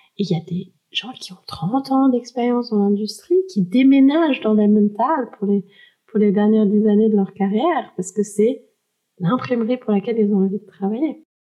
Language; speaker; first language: French; early bilingual, heritage; French